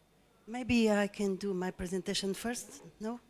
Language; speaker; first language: English; non-native, learner; Portuguese